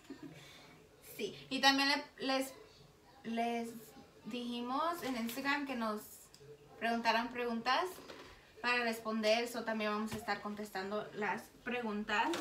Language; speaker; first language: Spanish; early bilingual, heritage; Spanish